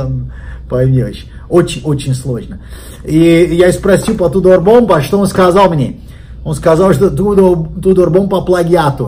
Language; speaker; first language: Russian; non-native, learner; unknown